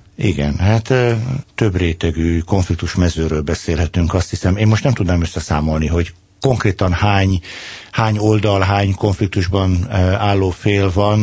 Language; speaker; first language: Hungarian; native; Hungarian